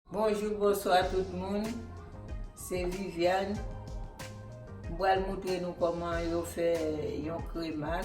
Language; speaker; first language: French; non-native, learner; Haitian Creole